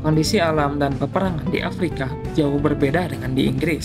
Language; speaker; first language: Indonesian; native; Indonesian